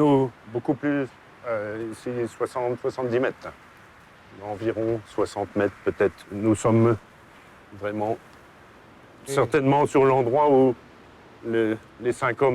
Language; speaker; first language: French; native; French